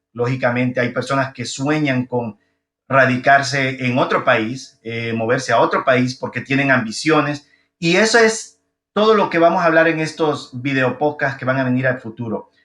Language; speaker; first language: Spanish; native; Spanish